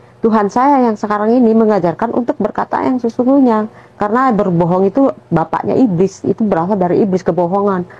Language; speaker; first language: Indonesian; non-native, local second language; Minangkabau